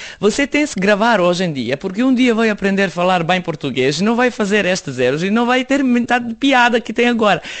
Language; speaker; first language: Portuguese; non-native, fluent; Serbian